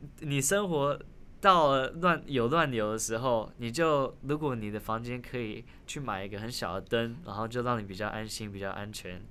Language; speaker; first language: Chinese; early bilingual, other home language; Min Nan Chinese